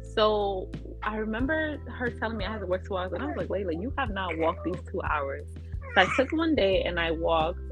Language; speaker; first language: English; early bilingual, other home language; Akan